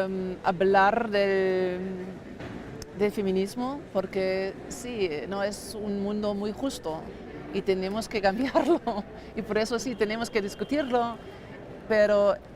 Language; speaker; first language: Spanish; non-native, fluent; German